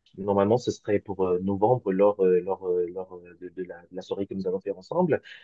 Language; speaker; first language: French; native; French